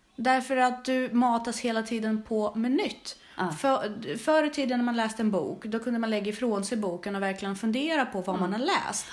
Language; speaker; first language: Swedish; early bilingual, other home language; Russian